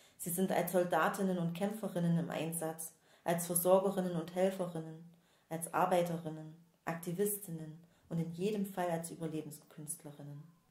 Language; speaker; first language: German; native; German